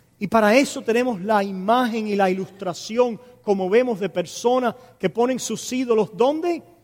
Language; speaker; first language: Spanish; native; Spanish